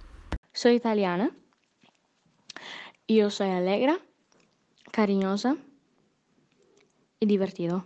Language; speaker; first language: Spanish; non-native, learner; Italian